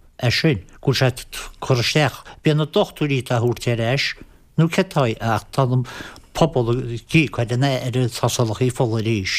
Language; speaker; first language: Irish; native; Irish